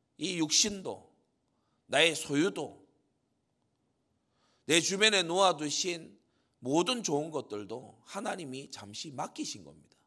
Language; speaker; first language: Korean; native; Korean